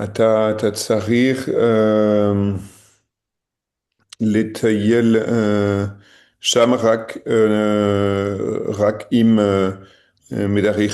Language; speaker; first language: Hebrew; non-native, learner; French